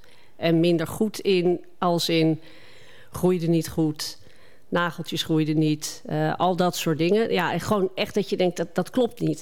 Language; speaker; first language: Dutch; native; Dutch